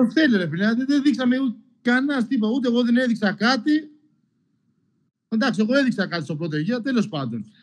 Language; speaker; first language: Greek; non-native, local second language; Albanian